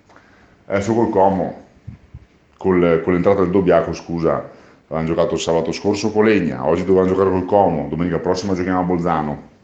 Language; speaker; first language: Italian; native; Italian